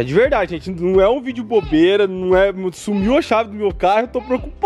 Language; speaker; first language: Portuguese; native; Portuguese